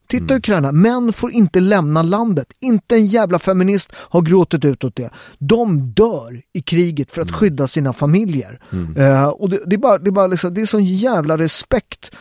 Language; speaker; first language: Swedish; early bilingual, other home language; Italian